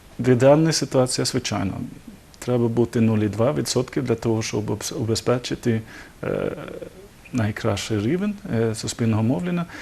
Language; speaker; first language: Ukrainian; non-native, learner; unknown